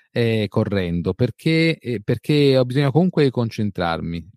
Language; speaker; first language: Italian; native; Italian